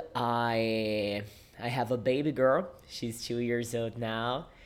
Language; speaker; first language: English; non-native, fluent; Portuguese